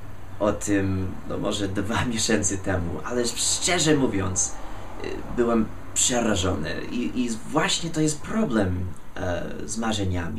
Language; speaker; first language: Polish; non-native, fluent; English